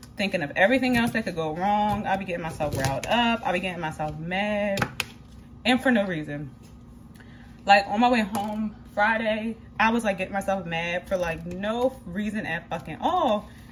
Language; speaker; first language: English; native; English